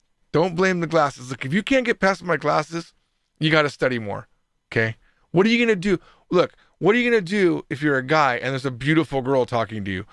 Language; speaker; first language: English; native; English